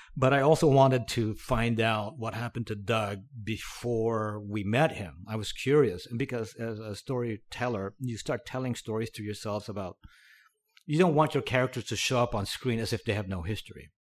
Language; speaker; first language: English; non-native, local second language; Filipino